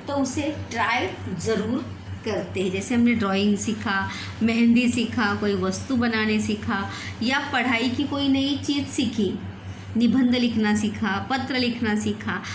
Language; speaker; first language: Hindi; non-native, local second language; Marathi